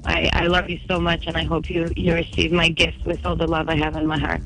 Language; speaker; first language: English; native; English